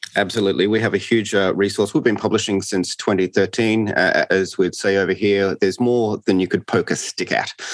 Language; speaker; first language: English; native; English